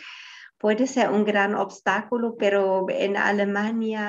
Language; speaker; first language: Spanish; non-native, fluent; German